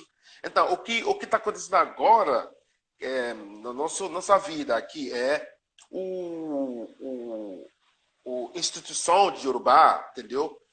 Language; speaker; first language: Portuguese; non-native, learner; Yoruba